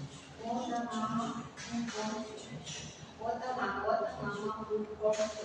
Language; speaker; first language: Chinese; non-native, learner; Indonesian